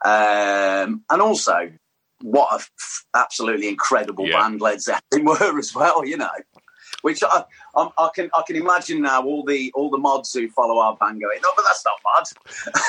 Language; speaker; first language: English; native; English